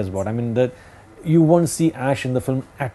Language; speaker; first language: English; non-native, local second language; Hindi